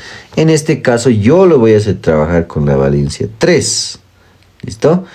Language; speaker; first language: Spanish; native; Spanish